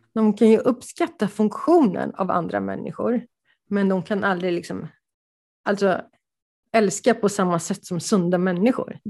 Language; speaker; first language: Swedish; early bilingual, other home language; Polish